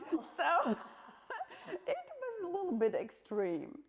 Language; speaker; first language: English; non-native, fluent; Latvian